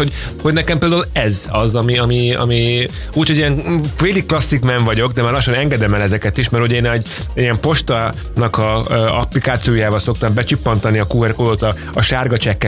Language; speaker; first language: Hungarian; native; Hungarian